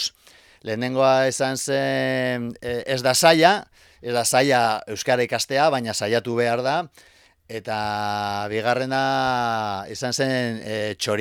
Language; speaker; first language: Basque; non-native, local second language; Spanish